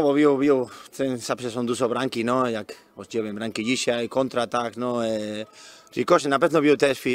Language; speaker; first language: Polish; non-native, learner; Spanish